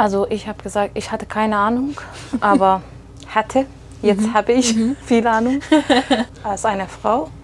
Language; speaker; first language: German; non-native, fluent; Persian